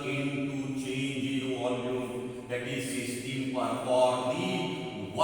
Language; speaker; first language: English; non-native, local second language; Marathi